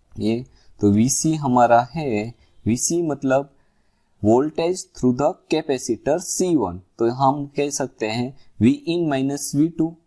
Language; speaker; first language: Hindi; non-native, local second language; Gujarati